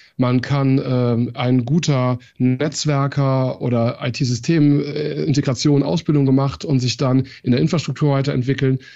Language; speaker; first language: German; early bilingual, other home language; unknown